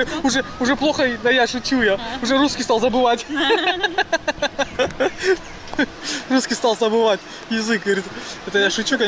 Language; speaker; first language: Russian; native; Russian